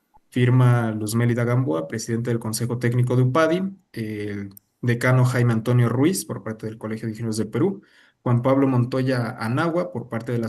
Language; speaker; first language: Spanish; native; Spanish